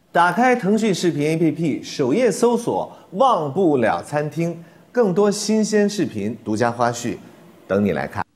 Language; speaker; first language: Chinese; native; Chinese